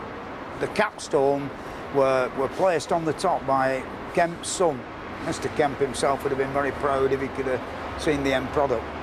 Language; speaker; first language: English; native; English